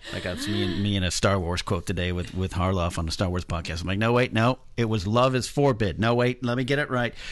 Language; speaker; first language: English; native; English